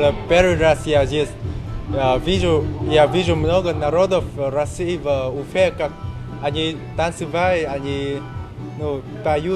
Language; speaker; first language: Russian; non-native, learner; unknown